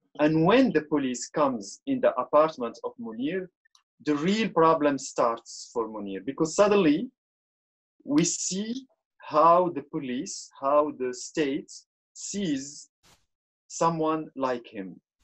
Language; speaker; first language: English; non-native, fluent; Arabic